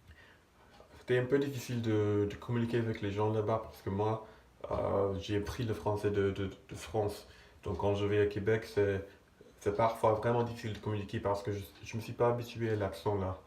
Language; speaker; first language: French; non-native, fluent; English